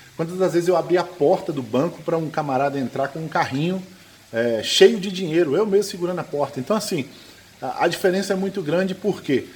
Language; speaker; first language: Portuguese; native; Portuguese